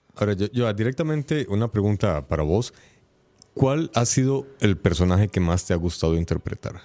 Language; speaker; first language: Spanish; native; Spanish